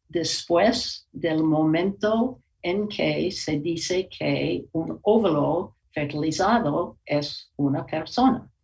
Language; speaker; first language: Spanish; non-native, learner; English